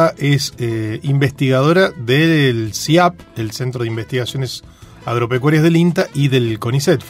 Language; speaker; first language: Spanish; native; Spanish